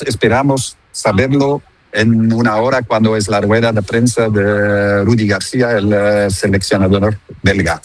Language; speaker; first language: Spanish; non-native, fluent; Dutch